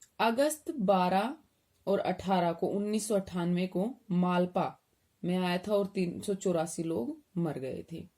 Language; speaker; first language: Hindi; native; Hindi